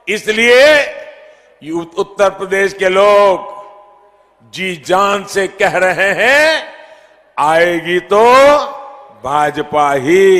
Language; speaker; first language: Hindi; non-native, local second language; Gujarati